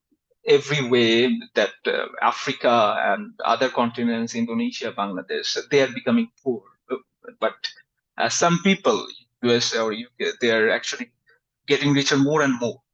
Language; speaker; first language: English; non-native, fluent; Bangla